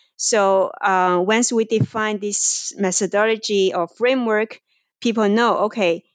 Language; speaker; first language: English; non-native, fluent; Chinese